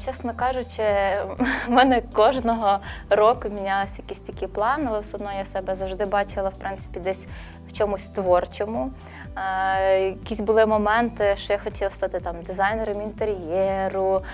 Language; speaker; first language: Ukrainian; native; Ukrainian